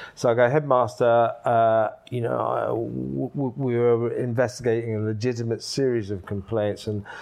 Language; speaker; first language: English; native; English